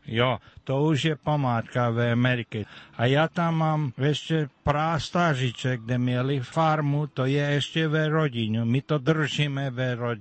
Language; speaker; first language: Czech; early bilingual, heritage; Czech